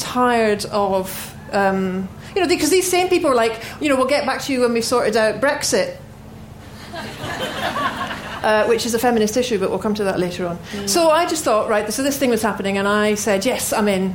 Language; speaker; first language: English; native; English